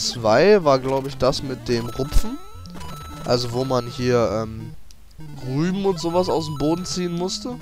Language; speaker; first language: German; native; German